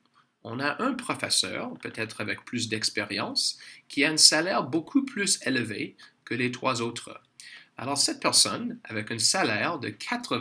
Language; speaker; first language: French; non-native, local second language; English